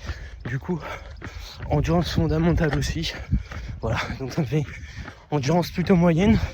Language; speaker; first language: French; native; French